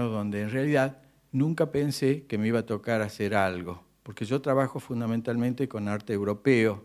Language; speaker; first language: Spanish; native; Spanish